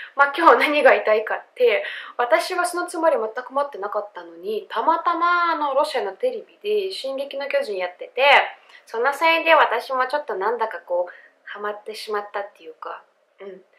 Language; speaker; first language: Japanese; non-native, fluent; Russian